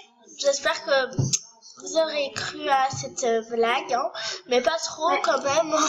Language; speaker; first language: French; native; French